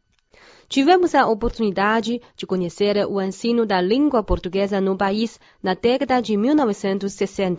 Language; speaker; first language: Portuguese; non-native, fluent; Chinese